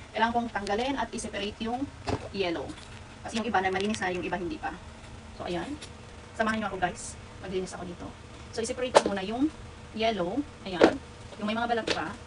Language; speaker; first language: Filipino; non-native, local second language; Hiligaynon